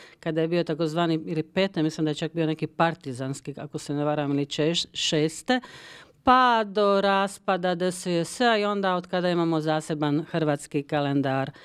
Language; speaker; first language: Croatian; early bilingual, heritage; Croatian